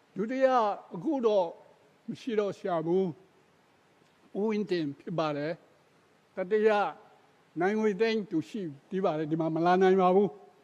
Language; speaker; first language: Burmese; non-native, local second language; Tedim Chin